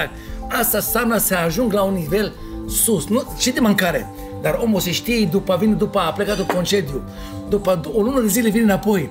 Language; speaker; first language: Romanian; non-native, fluent; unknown